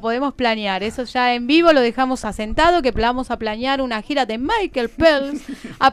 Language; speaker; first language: Spanish; native; Spanish